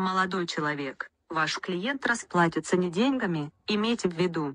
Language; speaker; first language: Russian; native; Russian